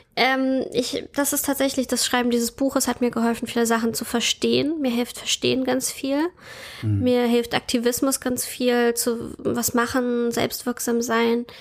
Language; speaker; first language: German; early bilingual, other home language; Russian